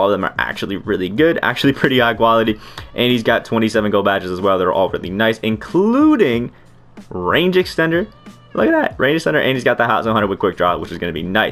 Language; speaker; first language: English; native; English